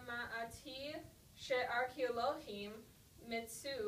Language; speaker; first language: Hebrew; non-native, learner; English